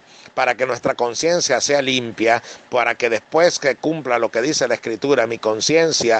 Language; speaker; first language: Spanish; native; Spanish